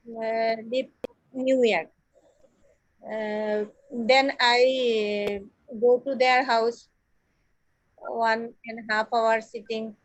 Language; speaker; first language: English; non-native, learner; Assamese